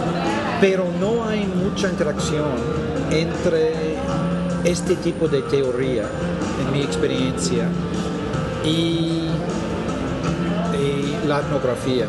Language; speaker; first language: Spanish; non-native, fluent; English